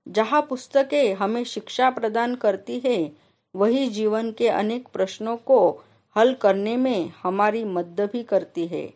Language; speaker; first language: Hindi; non-native, local second language; Marathi